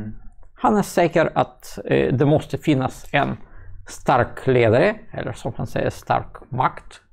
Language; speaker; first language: Swedish; non-native, fluent; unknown